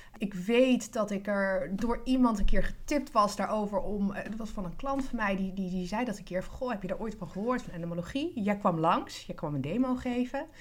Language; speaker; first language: Dutch; non-native, fluent; English